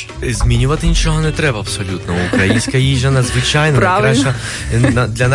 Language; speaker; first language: Ukrainian; non-native, fluent; Spanish